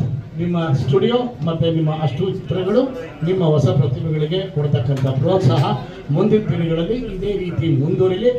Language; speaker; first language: Kannada; native; Kannada